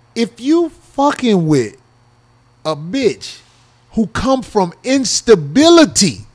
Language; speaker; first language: English; native; English